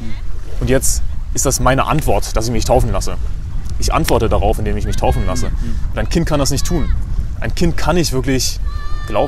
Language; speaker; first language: German; native; German